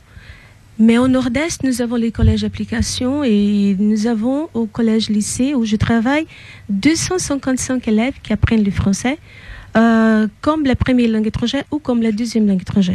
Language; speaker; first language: French; non-native, fluent; Portuguese